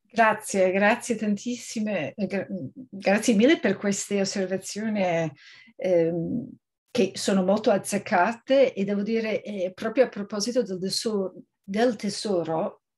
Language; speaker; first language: Italian; non-native, fluent; English